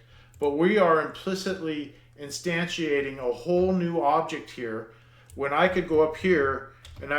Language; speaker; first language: English; native; English